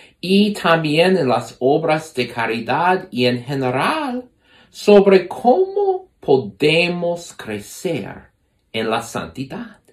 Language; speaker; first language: Spanish; non-native, fluent; English